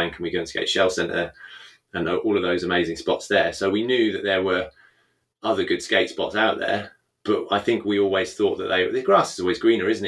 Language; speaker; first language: English; native; English